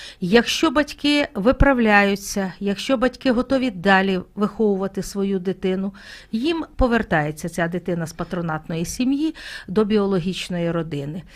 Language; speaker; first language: Ukrainian; native; Ukrainian